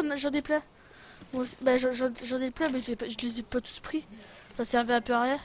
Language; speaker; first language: French; native; French